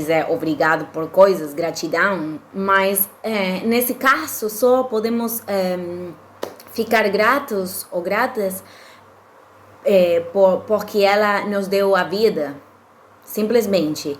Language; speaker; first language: Portuguese; non-native, fluent; Spanish